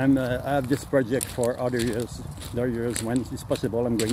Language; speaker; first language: English; non-native, learner; French